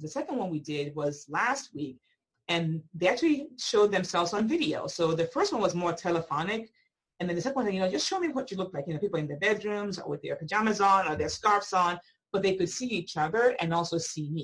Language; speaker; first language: English; non-native, local second language; Igbo